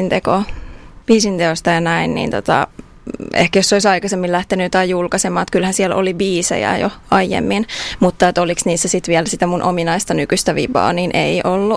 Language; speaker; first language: Finnish; native; Finnish